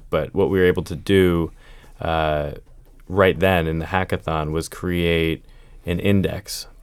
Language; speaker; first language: English; native; English